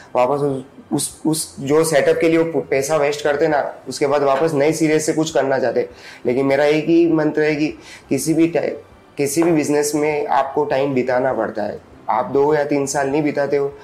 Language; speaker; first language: Hindi; native; Hindi